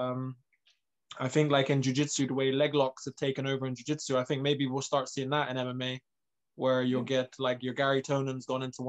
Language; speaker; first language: English; native; English